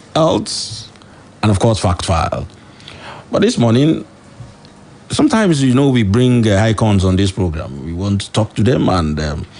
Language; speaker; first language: English; non-native, local second language; Yoruba